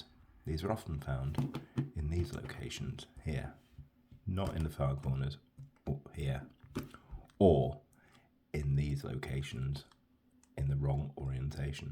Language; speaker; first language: English; native; English